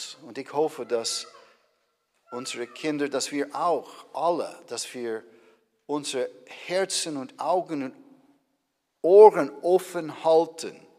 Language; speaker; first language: German; non-native, fluent; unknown